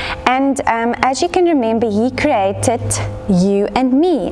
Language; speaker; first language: English; non-native, local second language; Afrikaans